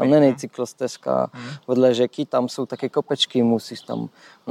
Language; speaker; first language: Czech; non-native, learner; Polish